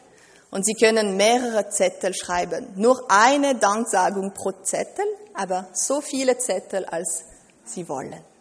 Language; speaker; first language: German; non-native, fluent; French